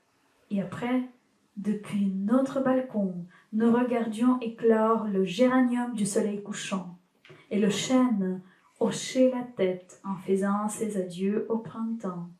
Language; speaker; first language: French; non-native, fluent; Ukrainian